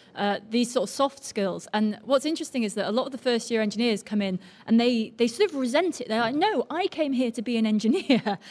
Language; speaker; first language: English; native; English